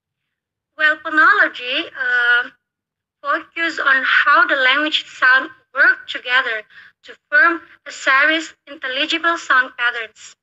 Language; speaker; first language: English; non-native, learner; Indonesian